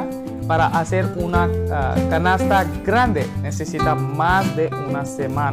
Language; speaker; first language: Spanish; non-native, learner; Hindi